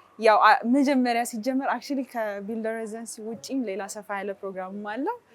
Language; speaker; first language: Amharic; native; Amharic